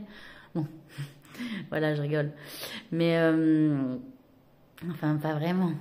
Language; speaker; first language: French; native; French